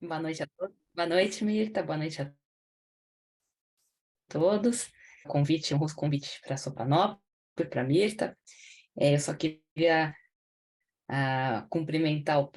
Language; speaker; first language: Portuguese; native; Portuguese